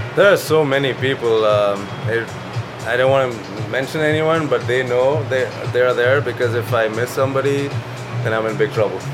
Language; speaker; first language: English; non-native, local second language; Malayalam